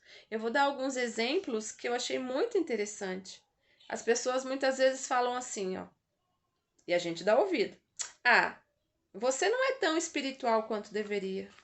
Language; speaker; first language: Portuguese; native; Portuguese